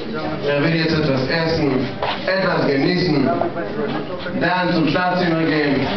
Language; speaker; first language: German; non-native, learner; Russian